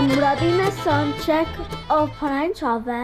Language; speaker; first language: Polish; early bilingual, heritage; Polish